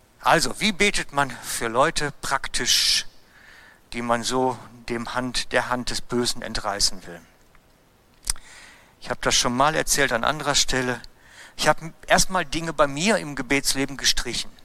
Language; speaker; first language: German; native; German